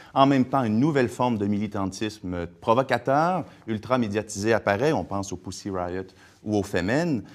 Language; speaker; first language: French; native; French